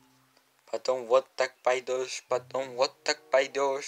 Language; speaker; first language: Russian; non-native, learner; Uzbek